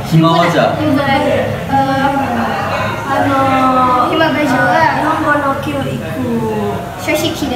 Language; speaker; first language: Japanese; non-native, learner; Indonesian